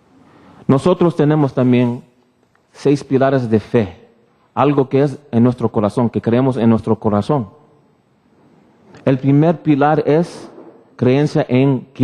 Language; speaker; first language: Spanish; early bilingual, heritage; Spanish